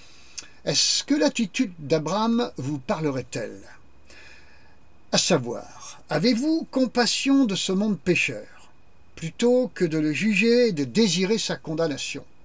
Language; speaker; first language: French; native; French